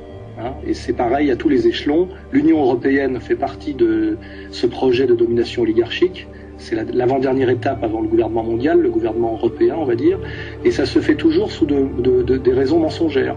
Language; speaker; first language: French; native; French